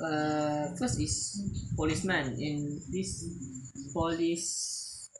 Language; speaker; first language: English; non-native, learner; Malay